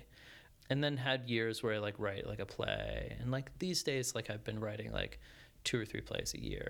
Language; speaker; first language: English; native; English